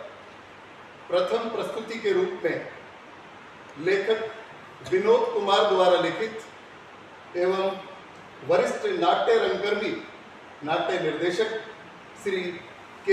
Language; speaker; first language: Hindi; native; Hindi